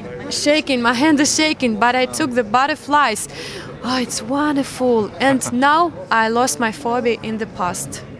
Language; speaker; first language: English; non-native, learner; Ukrainian